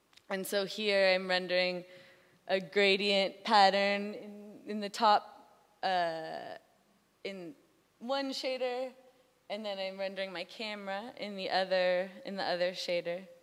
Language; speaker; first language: English; native; English